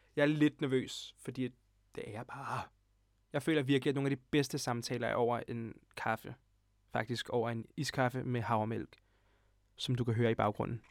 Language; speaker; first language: Danish; early bilingual, other home language; Serbian